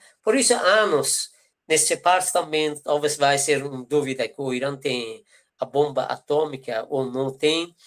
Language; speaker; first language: Portuguese; non-native, fluent; Persian